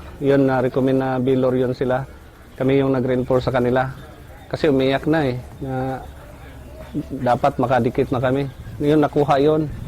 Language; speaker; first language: Filipino; non-native, local second language; Cebuano